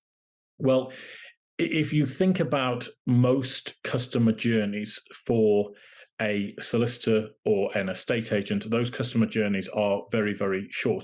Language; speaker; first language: English; native; English